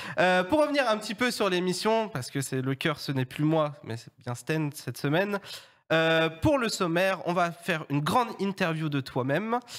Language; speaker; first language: French; native; French